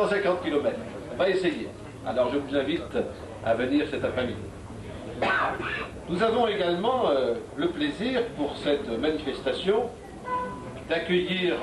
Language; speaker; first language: French; native; French